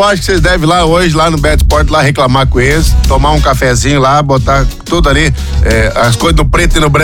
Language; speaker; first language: Portuguese; native; Portuguese